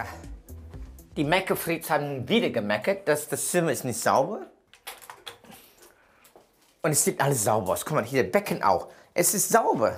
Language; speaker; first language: German; non-native, fluent; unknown